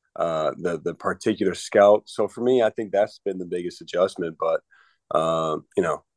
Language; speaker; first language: English; native; English